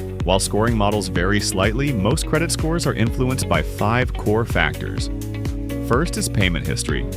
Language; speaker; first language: English; native; English